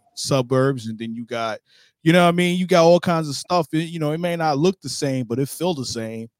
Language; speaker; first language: English; native; English